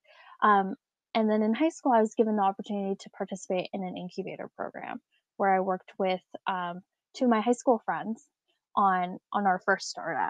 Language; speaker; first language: English; native; English